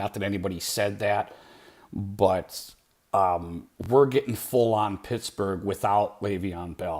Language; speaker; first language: English; native; English